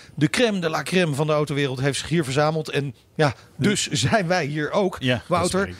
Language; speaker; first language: Dutch; native; Dutch